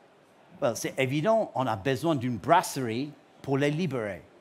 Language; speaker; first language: French; non-native, learner; English